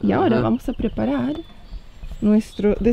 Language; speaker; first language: Spanish; native; Spanish